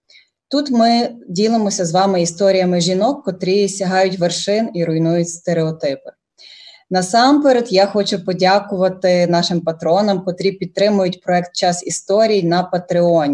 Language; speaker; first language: Ukrainian; native; Ukrainian